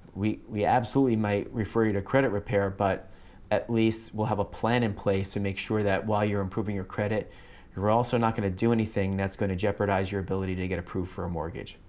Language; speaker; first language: English; native; English